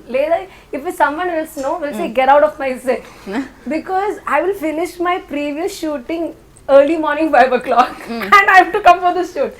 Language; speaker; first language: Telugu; non-native, learner; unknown